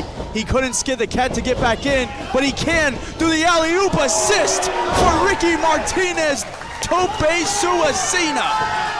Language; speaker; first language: English; native; English